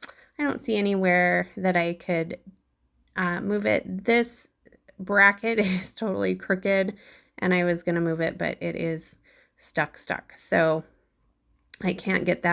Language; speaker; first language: English; native; English